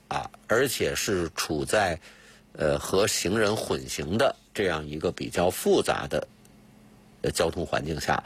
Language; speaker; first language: Chinese; native; Chinese